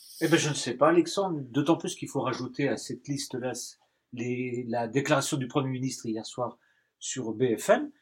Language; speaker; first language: French; native; French